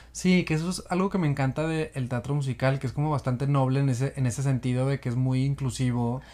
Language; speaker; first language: Spanish; native; Spanish